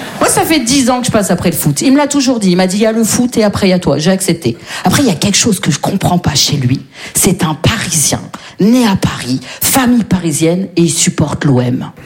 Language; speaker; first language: French; native; French